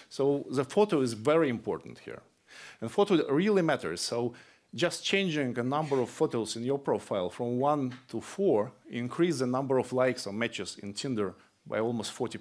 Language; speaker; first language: English; non-native, fluent; Russian